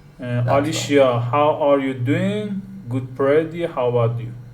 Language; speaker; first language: English; non-native, learner; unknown